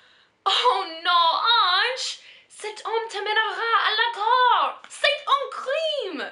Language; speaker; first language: French; non-native, learner; English